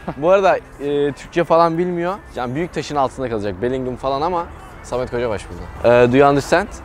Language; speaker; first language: Turkish; native; Turkish